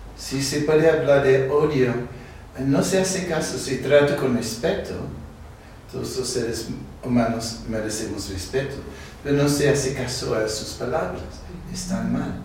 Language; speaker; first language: Spanish; non-native, fluent; English